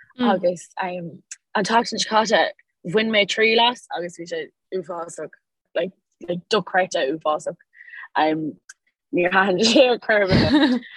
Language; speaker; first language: Irish; non-native, local second language; English